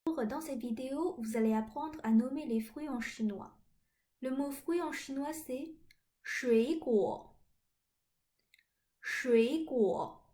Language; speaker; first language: French; non-native, fluent; Chinese